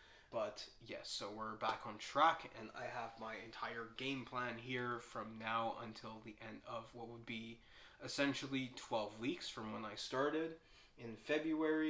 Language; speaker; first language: English; native; English